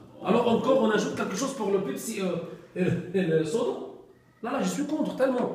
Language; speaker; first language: French; non-native, learner; Arabic